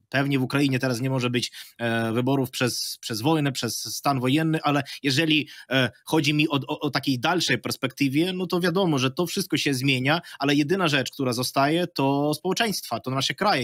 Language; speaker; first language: Polish; non-native, fluent; Ukrainian